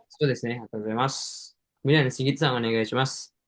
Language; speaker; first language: Japanese; non-native, fluent; Indonesian